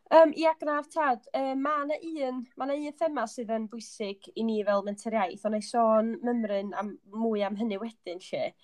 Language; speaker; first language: Welsh; native; Welsh